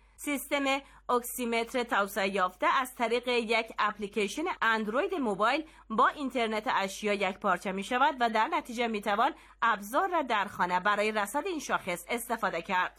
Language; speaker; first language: Persian; native; Persian